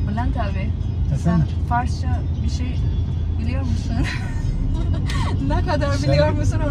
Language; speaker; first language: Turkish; non-native, learner; Persian